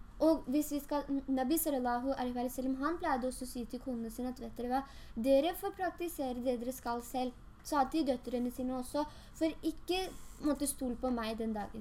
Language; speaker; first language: Norwegian; early bilingual, other home language; Urdu